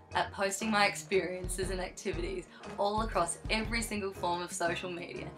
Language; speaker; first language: English; native; English